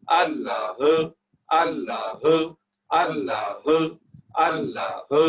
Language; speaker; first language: Urdu; native; Urdu